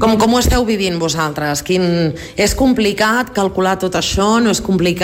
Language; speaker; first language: Catalan; native; Catalan